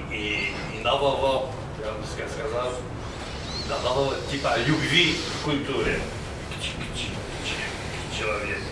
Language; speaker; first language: Russian; non-native, fluent; Polish